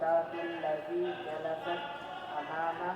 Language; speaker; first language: Indonesian; native; Indonesian